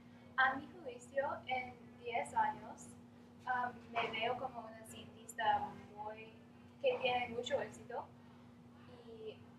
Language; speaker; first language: Spanish; non-native, learner; English